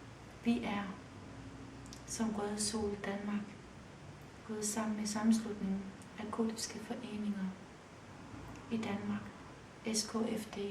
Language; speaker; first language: Danish; early bilingual, other home language; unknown